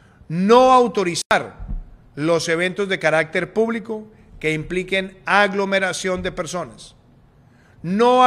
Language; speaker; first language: Spanish; native; Spanish